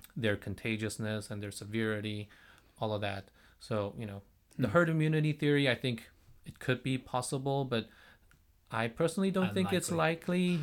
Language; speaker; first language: English; non-native, fluent; Korean